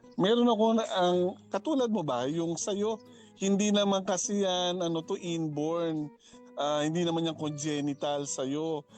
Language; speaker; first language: Filipino; non-native, local second language; Chavacano